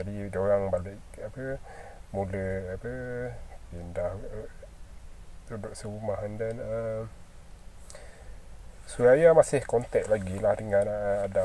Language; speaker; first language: Malay; native; Malay